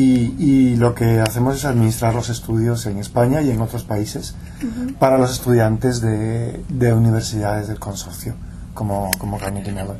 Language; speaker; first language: Spanish; non-native, local second language; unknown